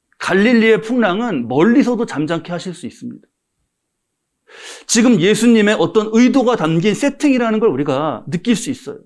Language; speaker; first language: Korean; native; Korean